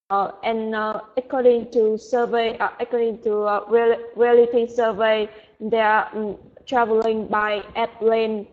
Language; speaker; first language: English; non-native, learner; Vietnamese